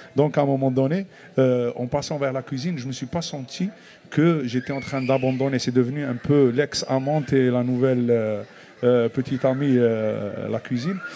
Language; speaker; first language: French; non-native, local second language; Kabyle